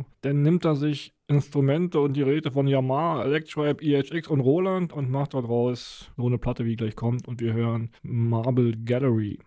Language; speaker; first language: German; native; German